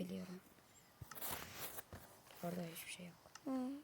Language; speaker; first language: Turkish; native; Turkish